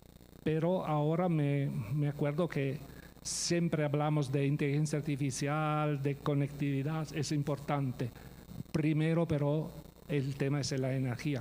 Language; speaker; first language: Spanish; non-native, fluent; Italian